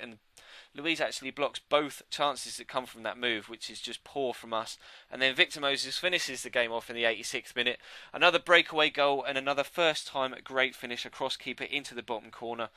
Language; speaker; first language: English; native; English